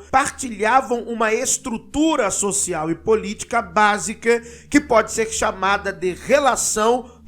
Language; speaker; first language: Portuguese; native; Portuguese